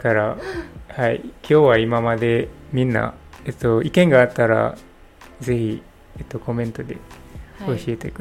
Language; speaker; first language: Japanese; non-native, learner; English